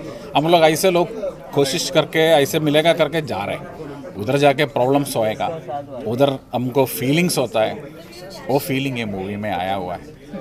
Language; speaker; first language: Hindi; non-native, local second language; Malayalam